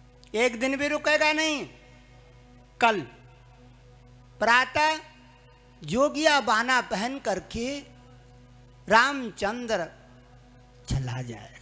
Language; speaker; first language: Hindi; native; Hindi